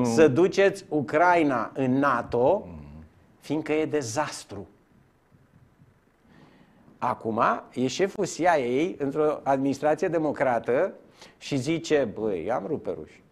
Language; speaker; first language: Romanian; native; Romanian